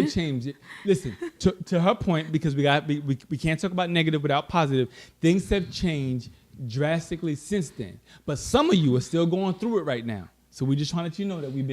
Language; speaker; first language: English; native; English